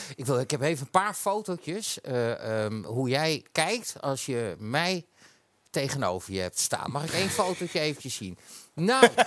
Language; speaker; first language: Dutch; native; Dutch